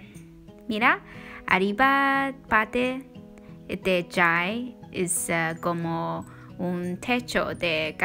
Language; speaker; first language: Spanish; non-native, learner; Chinese